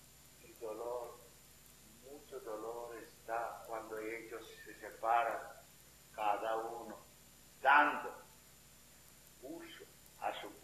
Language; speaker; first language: Spanish; non-native, fluent; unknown